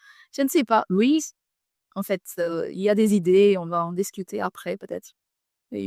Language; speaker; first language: French; non-native, fluent; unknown